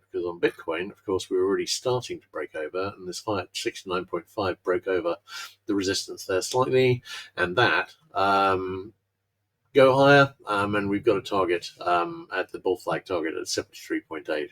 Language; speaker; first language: English; native; English